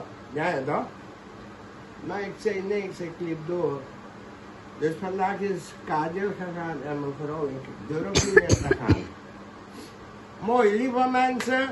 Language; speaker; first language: Dutch; non-native, local second language; Caribbean Hindustani